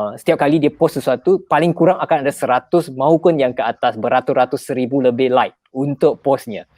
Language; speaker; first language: Malay; non-native, local second language; Chinese